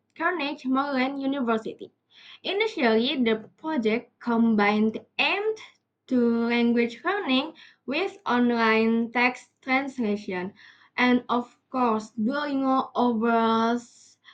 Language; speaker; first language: English; non-native, learner; Indonesian